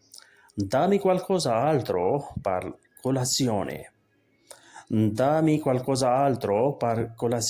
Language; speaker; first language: Italian; non-native, learner; Urdu